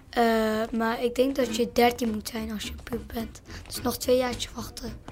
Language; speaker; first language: Dutch; early bilingual, other home language; Persian